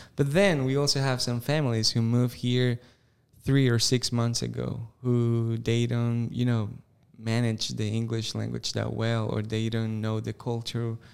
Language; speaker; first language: English; non-native, fluent; Spanish